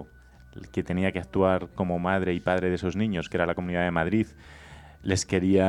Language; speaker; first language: Spanish; native; Spanish